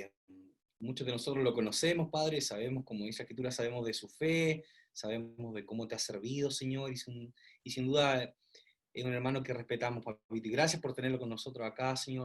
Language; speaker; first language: Spanish; native; Spanish